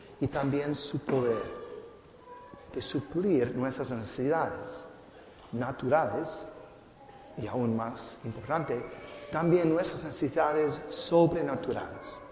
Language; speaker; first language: Spanish; non-native, fluent; English